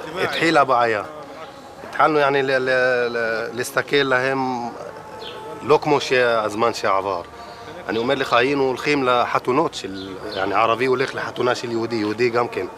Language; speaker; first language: Hebrew; non-native, local second language; Arabic